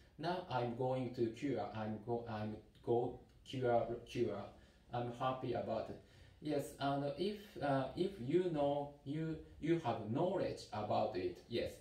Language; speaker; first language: English; non-native, learner; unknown